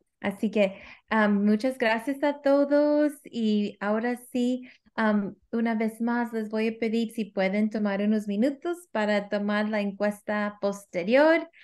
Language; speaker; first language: Spanish; early bilingual, heritage; Spanish